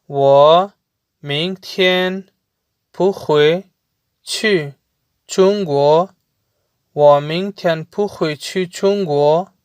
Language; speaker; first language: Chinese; non-native, learner; Urdu